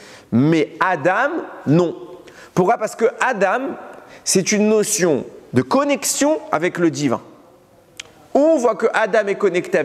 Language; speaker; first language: French; native; French